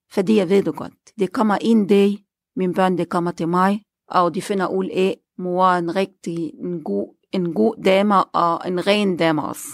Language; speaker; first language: Danish; non-native, learner; Arabic